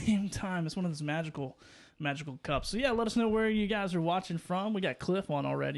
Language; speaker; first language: English; native; English